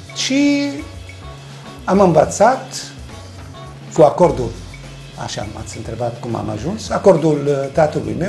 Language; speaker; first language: Romanian; non-native, fluent; Arabic